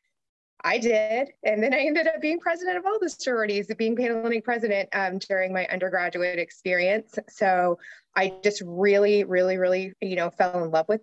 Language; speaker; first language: English; native; English